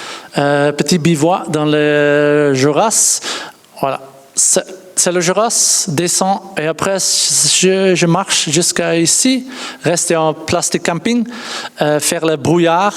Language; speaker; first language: French; non-native, learner; Dutch